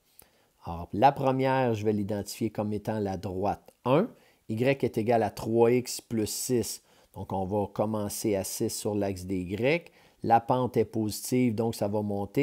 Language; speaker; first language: French; native; French